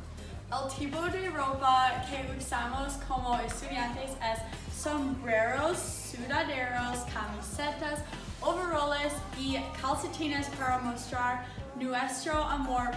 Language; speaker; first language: Spanish; non-native, learner; English